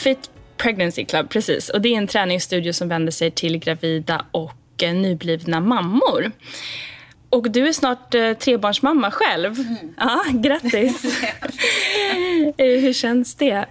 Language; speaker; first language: Swedish; native; Swedish